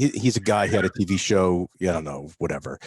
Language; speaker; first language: English; native; English